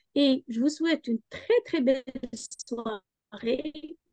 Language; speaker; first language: French; non-native, local second language; Arabic